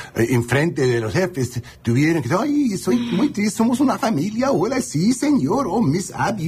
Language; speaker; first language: Spanish; non-native, learner; English